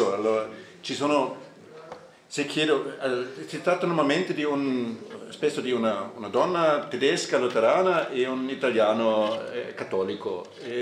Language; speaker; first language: Italian; non-native, fluent; German